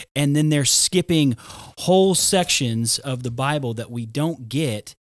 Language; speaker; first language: English; native; English